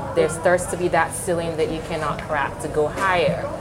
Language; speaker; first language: English; non-native, local second language; Yoruba